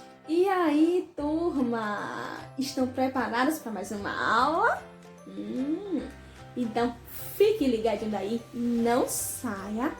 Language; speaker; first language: Portuguese; native; Portuguese